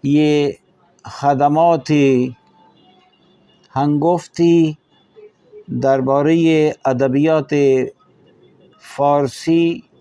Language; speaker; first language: Persian; non-native, fluent; Urdu